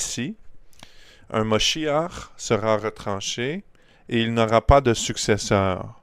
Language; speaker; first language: French; native; French